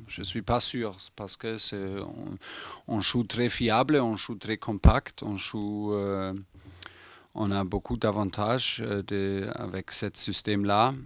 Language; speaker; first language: French; non-native, fluent; German